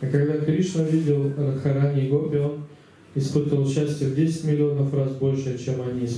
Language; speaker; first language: Russian; native; Russian